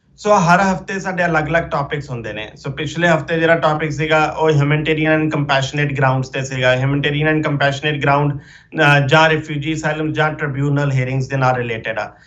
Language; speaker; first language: Punjabi; early bilingual, heritage; Punjabi